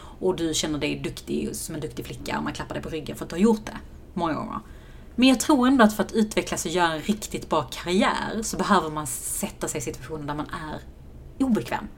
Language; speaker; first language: Swedish; native; Swedish